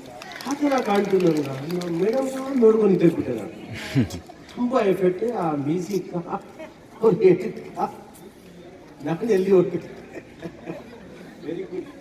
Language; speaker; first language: Kannada; non-native, local second language; Urdu